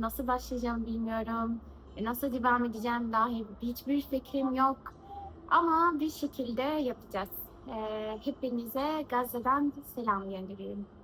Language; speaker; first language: Turkish; non-native, fluent; Arabic